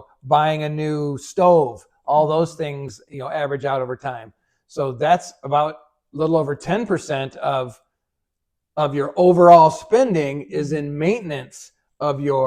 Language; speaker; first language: English; native; English